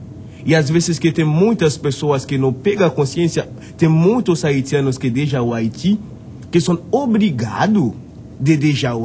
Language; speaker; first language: Portuguese; non-native, fluent; Haitian Creole